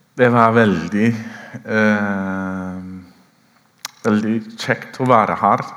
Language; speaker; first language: Norwegian; non-native, fluent; Oromo